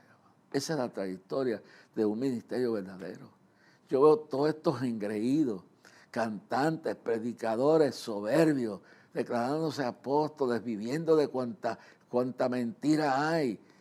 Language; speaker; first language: Spanish; native; Spanish